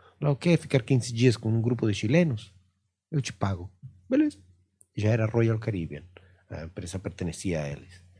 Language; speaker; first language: Portuguese; non-native, fluent; Spanish